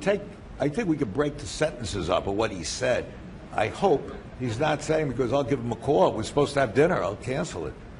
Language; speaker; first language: English; native; English